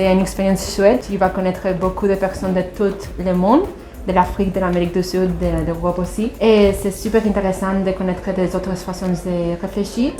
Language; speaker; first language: French; non-native, fluent; Spanish